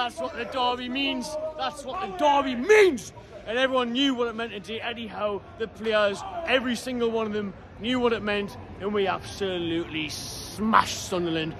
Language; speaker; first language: English; native; English